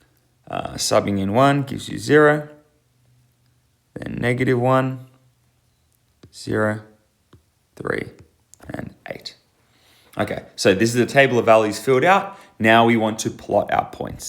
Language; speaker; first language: English; native; English